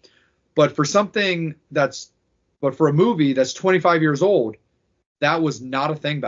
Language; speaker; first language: English; native; English